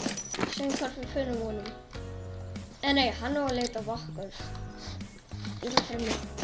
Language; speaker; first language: Icelandic; non-native, learner; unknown